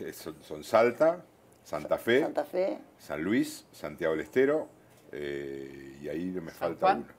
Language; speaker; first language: Spanish; native; Spanish